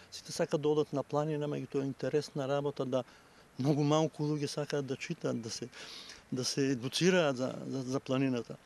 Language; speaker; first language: Macedonian; native; Macedonian